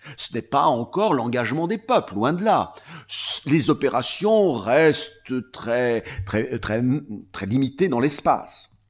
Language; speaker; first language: French; native; French